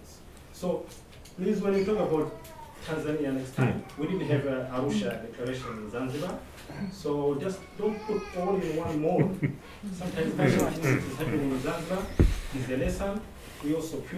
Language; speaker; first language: English; non-native, local second language; Swahili